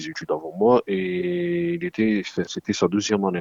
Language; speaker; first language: French; non-native, local second language; Arabic